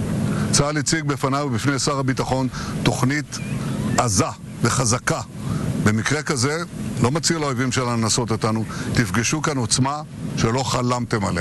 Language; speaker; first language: Hebrew; native; Hebrew